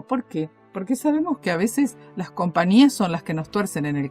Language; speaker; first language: Spanish; native; Spanish